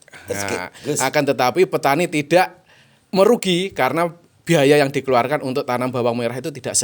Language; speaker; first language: Indonesian; non-native, local second language; Javanese